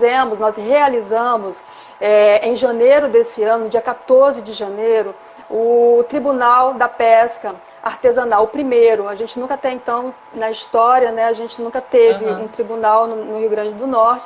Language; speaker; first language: Portuguese; native; Portuguese